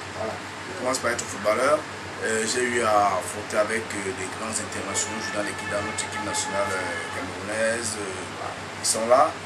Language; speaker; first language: French; non-native, local second language; Lingala